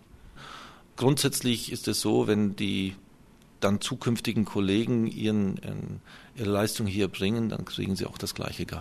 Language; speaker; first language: German; native; German